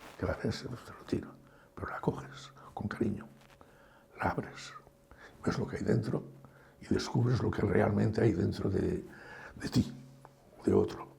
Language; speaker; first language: Spanish; native; Spanish